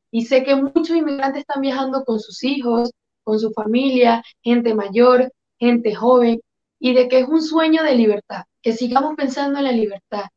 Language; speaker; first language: Spanish; native; Spanish